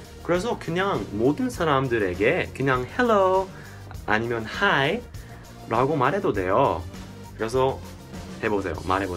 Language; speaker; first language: Korean; non-native, fluent; English